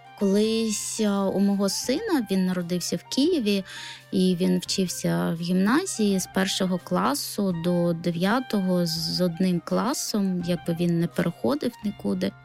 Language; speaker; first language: Ukrainian; non-native, local second language; Romany